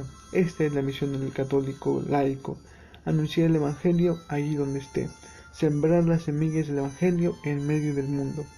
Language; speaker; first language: Spanish; native; Spanish